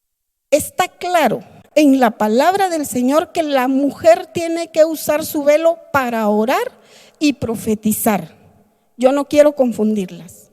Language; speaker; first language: Spanish; native; Spanish